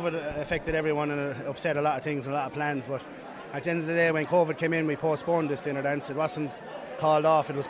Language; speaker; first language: English; native; English